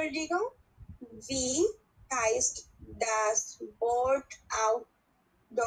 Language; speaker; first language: German; non-native, learner; Bangla